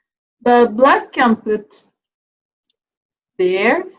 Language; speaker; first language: English; non-native, learner; Japanese